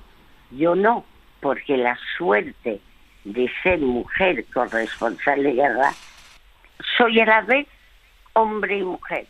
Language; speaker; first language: Spanish; non-native, fluent; French